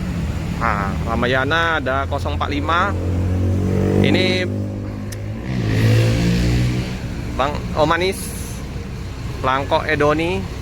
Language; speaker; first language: Indonesian; native; Indonesian